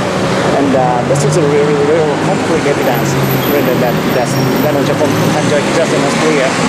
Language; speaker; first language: English; non-native, fluent; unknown